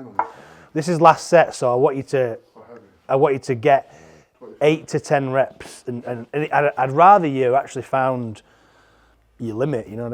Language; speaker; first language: English; native; English